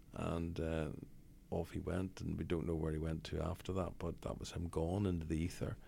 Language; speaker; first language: English; native; English